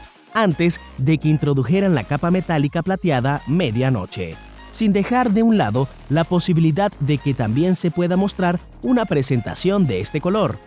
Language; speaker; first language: Spanish; native; Spanish